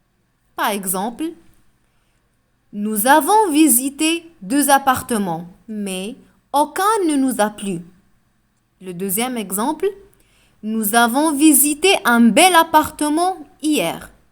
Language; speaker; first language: French; non-native, local second language; Arabic